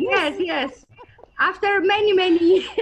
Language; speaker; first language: English; non-native, learner; Greek